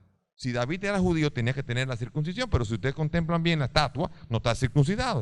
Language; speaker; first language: Spanish; native; Spanish